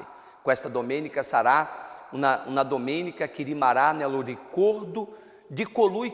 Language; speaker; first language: Italian; non-native, fluent; Portuguese